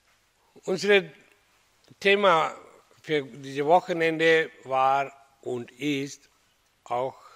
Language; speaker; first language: German; non-native, fluent; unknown